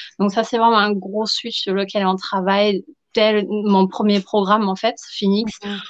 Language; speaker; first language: French; non-native, fluent; German